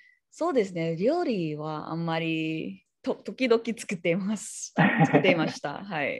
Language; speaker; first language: Japanese; non-native, learner; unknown